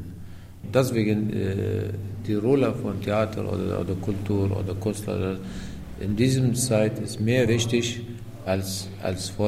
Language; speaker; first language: German; non-native, learner; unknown